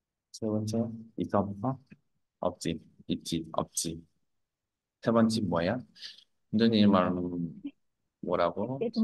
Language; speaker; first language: Korean; non-native, fluent; Vietnamese